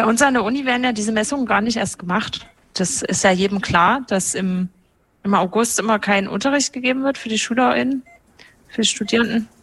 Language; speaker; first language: German; native; German